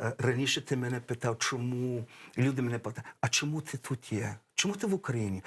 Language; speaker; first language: Ukrainian; early bilingual, heritage; English